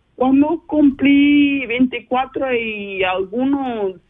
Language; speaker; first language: Spanish; non-native, fluent; Portuguese